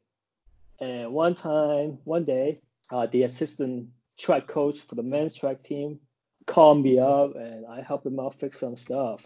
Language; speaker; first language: English; non-native, local second language; Cantonese